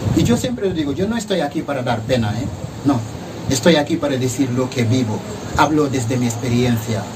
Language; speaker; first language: Spanish; non-native, fluent; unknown